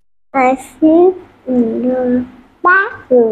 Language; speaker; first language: English; non-native, learner; Vietnamese